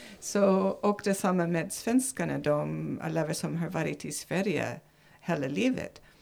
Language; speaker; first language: Swedish; non-native, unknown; English